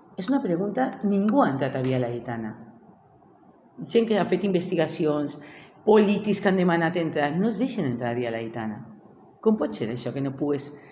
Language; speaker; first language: Catalan; native; Catalan